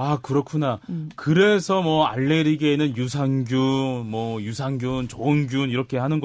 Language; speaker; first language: Korean; native; Korean